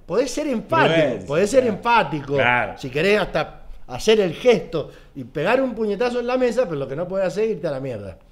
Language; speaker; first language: Spanish; native; Spanish